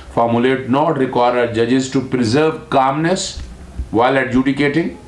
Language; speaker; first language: English; non-native, local second language; Urdu